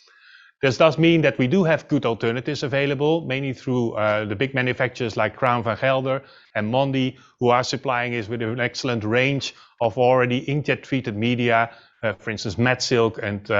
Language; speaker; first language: English; non-native, fluent; Dutch